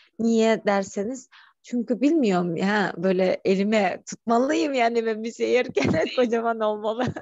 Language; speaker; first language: Turkish; non-native, fluent; Kyrgyz